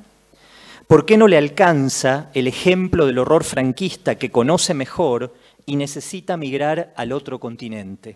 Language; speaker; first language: Spanish; native; Spanish